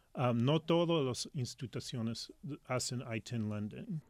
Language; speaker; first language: Spanish; early bilingual, heritage; Spanish